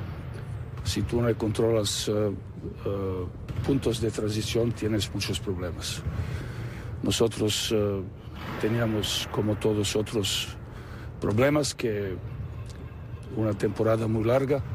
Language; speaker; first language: Spanish; non-native, fluent; Serbian